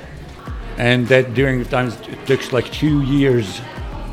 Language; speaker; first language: English; non-native, fluent; Arabic